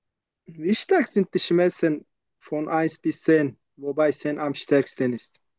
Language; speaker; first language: German; non-native, learner; Turkish